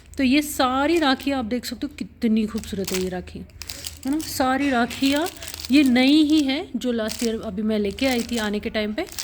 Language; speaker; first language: Hindi; non-native, local second language; Marathi